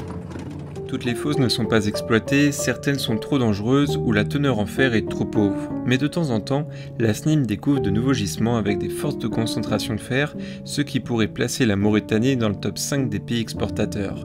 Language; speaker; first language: French; native; French